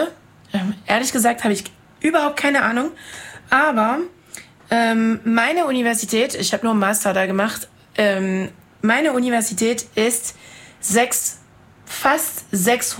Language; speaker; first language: German; non-native, fluent; French